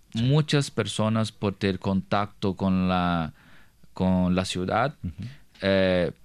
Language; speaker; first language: Spanish; non-native, learner; Portuguese